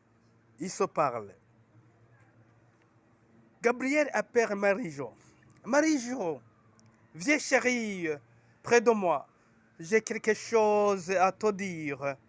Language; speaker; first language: French; non-native, local second language; Rundi